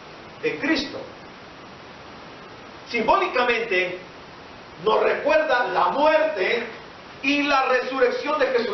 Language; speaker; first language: Spanish; native; Spanish